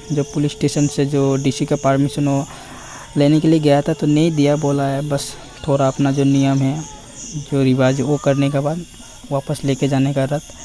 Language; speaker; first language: Hindi; non-native, local second language; Bangla